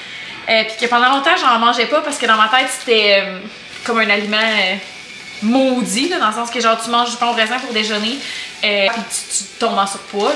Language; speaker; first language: French; native; French